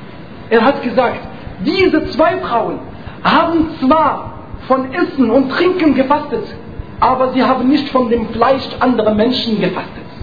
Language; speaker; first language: German; non-native, fluent; Arabic